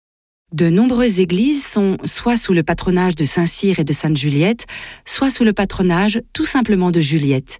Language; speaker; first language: French; native; French